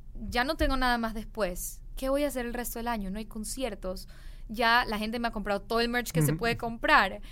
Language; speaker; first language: Spanish; native; Spanish